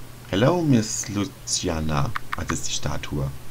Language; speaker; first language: German; native; German